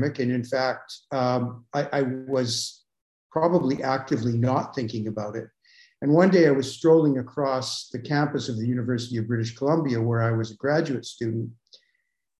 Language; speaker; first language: English; native; English